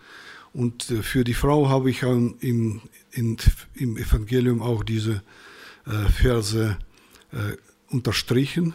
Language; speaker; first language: German; non-native, fluent; Russian